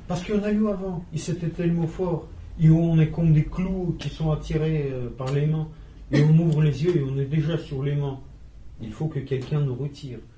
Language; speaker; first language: French; non-native, fluent; Russian